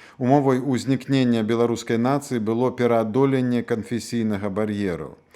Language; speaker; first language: Belarusian; native; Belarusian